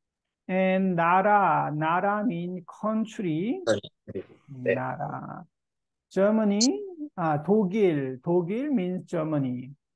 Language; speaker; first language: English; non-native, learner; Korean